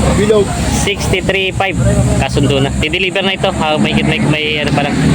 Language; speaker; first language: Filipino; native; Filipino